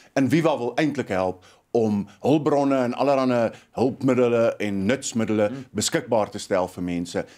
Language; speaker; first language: Afrikaans; native; Afrikaans